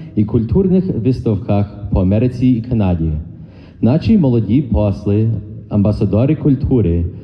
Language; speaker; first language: Ukrainian; early bilingual, other home language; English